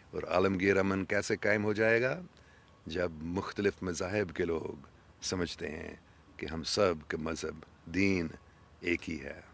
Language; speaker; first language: Urdu; non-native, local second language; English